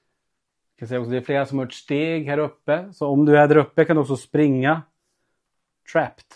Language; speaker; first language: Swedish; native; Swedish